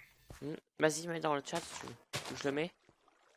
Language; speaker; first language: French; native; French